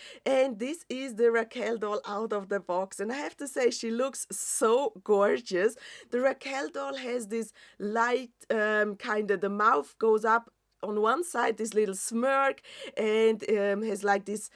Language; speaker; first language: English; non-native, fluent; German